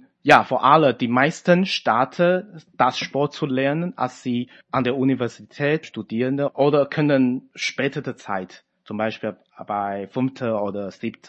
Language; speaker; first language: German; non-native, fluent; Chinese